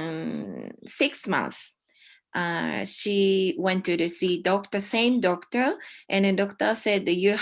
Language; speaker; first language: English; non-native, learner; Japanese